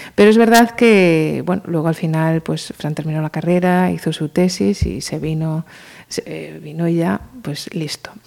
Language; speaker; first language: Spanish; native; Spanish